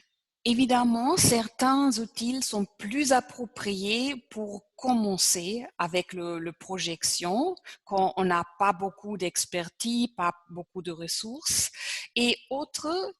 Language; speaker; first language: French; non-native, fluent; German